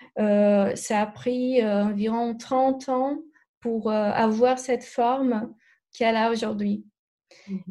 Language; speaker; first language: French; non-native, fluent; Portuguese